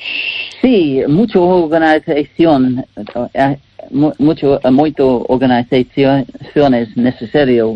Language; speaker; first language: Spanish; non-native, learner; English